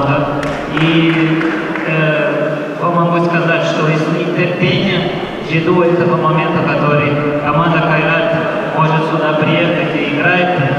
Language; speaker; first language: Russian; non-native, learner; Portuguese